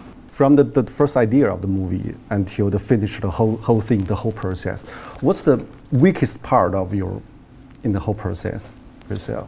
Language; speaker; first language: English; non-native, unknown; Chinese